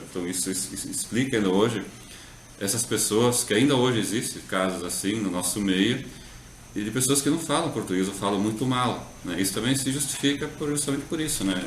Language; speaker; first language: Portuguese; non-native, local second language; German